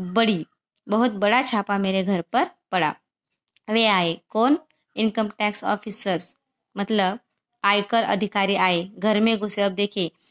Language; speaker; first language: Hindi; non-native, local second language; Marathi